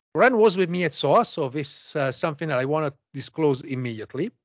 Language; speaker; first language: English; non-native, fluent; Italian